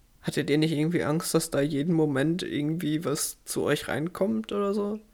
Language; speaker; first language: German; native; German